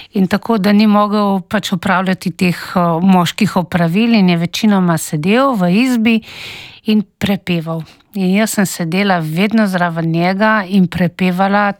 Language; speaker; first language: Slovenian; native; Slovenian